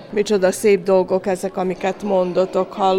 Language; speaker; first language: Hungarian; native; Hungarian